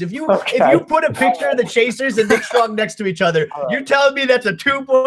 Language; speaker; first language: English; native; English